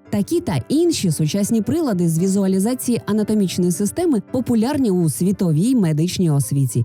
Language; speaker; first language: Ukrainian; native; Ukrainian